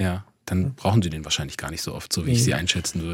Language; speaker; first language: German; native; German